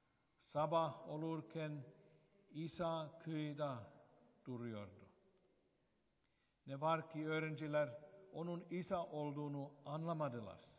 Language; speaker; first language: Turkish; non-native, fluent; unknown